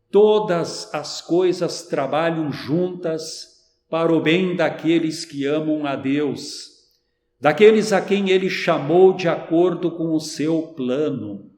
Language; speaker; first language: Portuguese; native; Portuguese